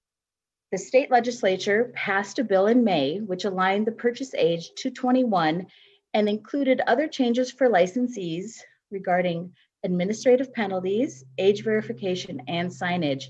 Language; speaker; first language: English; native; English